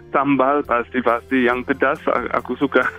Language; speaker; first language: Indonesian; non-native, fluent; English